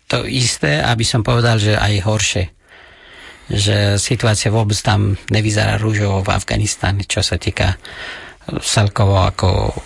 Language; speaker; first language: Slovak; non-native, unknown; Persian